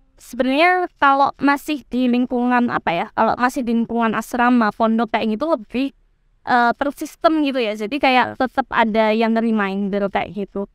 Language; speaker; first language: Indonesian; native; Indonesian